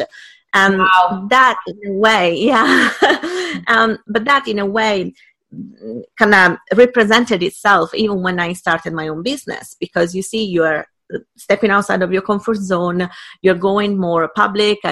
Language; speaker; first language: English; non-native, fluent; Italian